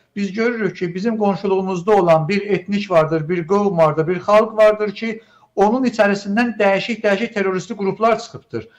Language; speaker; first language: Azerbaijani; native; Azerbaijani